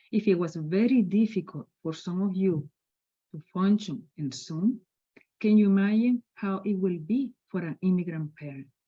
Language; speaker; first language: English; non-native, fluent; Spanish